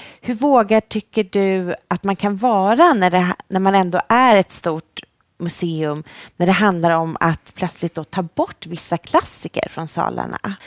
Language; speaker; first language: Swedish; native; Swedish